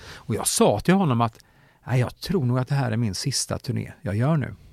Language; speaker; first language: Swedish; native; Swedish